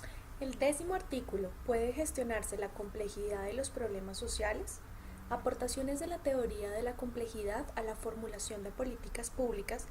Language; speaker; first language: Spanish; native; Spanish